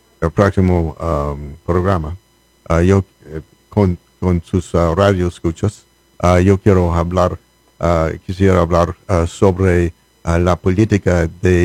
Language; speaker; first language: Spanish; non-native, learner; English